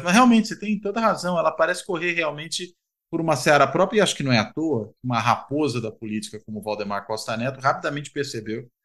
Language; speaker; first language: Portuguese; native; Portuguese